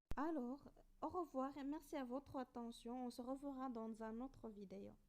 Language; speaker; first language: French; non-native, local second language; Arabic